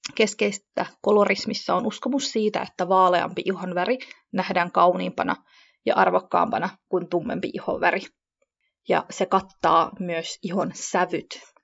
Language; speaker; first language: Finnish; early bilingual, other home language; Kurdish